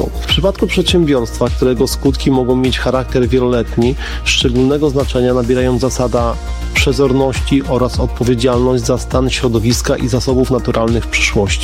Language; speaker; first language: Polish; native; Polish